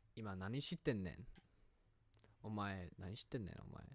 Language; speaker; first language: Japanese; non-native, learner; English